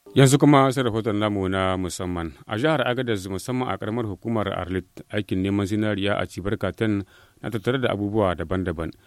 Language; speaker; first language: Hausa; native; Hausa